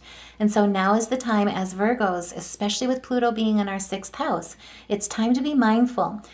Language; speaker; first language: English; native; English